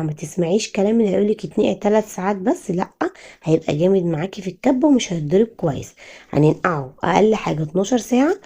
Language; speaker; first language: Arabic; native; Arabic